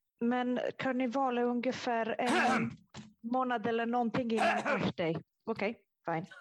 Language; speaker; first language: Swedish; non-native, fluent; Italian